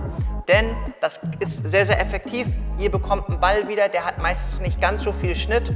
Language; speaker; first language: German; native; German